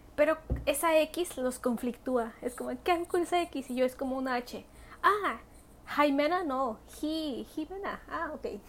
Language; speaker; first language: Spanish; early bilingual, heritage; Spanish